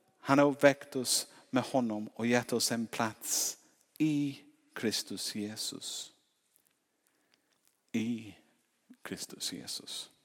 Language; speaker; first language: Swedish; non-native, fluent; English